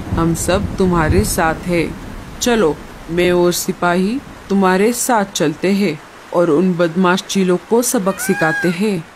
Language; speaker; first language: Hindi; native; Hindi